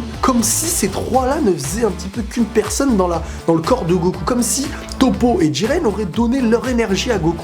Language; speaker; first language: French; native; French